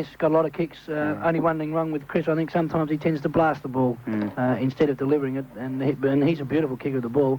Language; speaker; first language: English; native; English